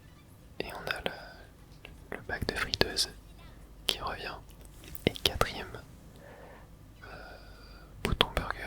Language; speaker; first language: French; native; French